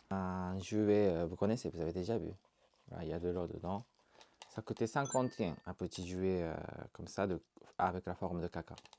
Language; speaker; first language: French; non-native, learner; Japanese